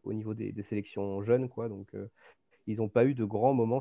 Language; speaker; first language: French; native; French